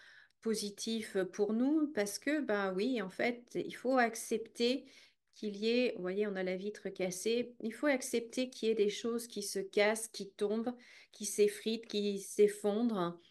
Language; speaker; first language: French; native; French